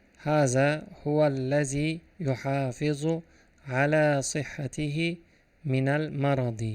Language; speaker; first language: Arabic; non-native, fluent; Uzbek